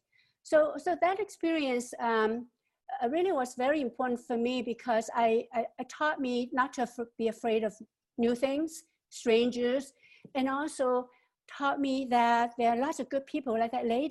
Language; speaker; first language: English; non-native, local second language; Wu Chinese